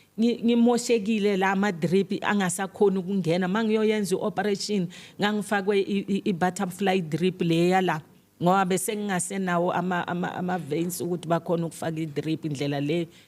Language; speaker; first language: Zulu; non-native, local second language; Tsonga